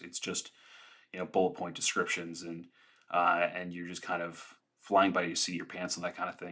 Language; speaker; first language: English; native; English